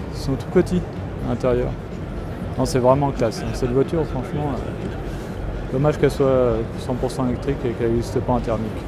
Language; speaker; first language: French; native; French